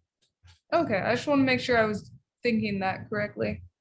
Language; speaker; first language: English; native; English